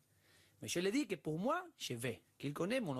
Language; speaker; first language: French; non-native, learner; Spanish